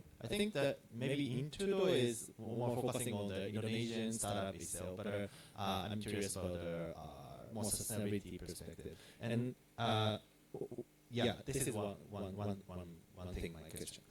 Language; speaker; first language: English; non-native, fluent; Japanese